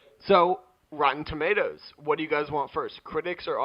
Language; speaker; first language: English; native; English